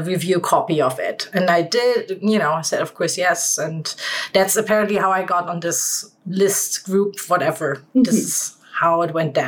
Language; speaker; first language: English; non-native, fluent; German